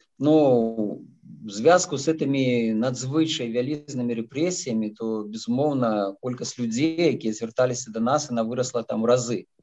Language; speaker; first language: Belarusian; native; Belarusian